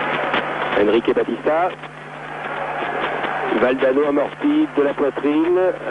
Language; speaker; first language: French; native; French